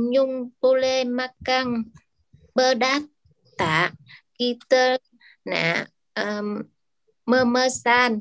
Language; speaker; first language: Indonesian; non-native, learner; Vietnamese